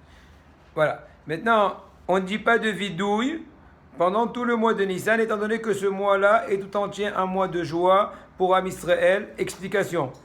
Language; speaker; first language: French; native; French